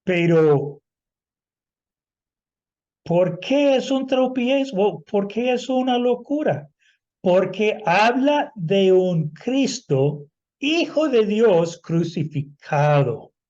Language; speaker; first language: Spanish; non-native, fluent; English